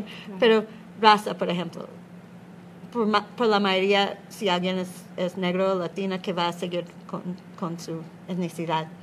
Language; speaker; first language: Spanish; non-native, learner; English